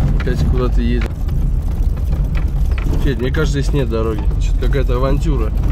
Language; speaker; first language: Russian; native; Russian